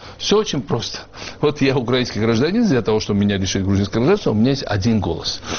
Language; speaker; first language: Russian; non-native, local second language; Georgian